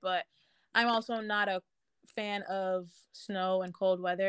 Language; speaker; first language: English; native; English